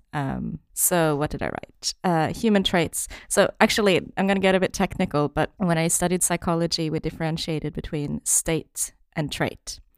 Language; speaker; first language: English; non-native, fluent; French